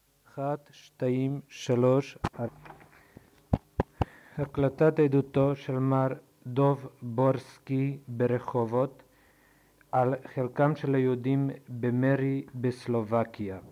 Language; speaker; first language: Hebrew; non-native, fluent; Slovak